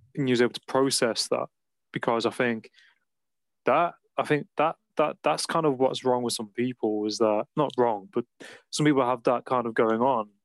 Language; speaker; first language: English; native; English